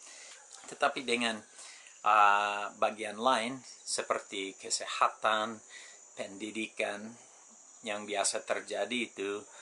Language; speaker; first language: Indonesian; non-native, fluent; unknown